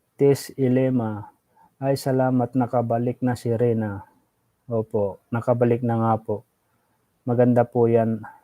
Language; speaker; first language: Filipino; non-native, local second language; Iloko